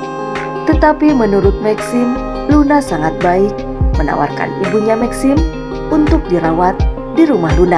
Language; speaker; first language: Indonesian; native; Indonesian